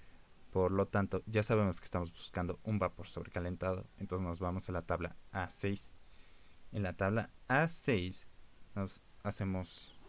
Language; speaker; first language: Spanish; native; Spanish